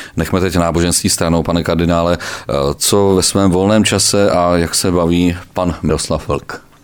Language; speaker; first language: Czech; native; Czech